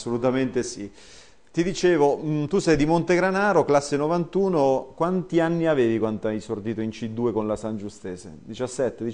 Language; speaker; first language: Italian; native; Italian